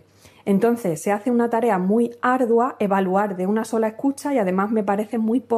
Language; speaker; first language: Spanish; native; Spanish